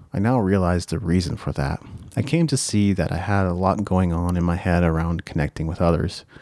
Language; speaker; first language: English; early bilingual, other home language; Japanese